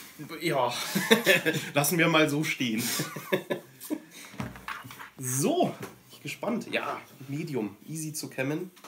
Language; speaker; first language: German; native; German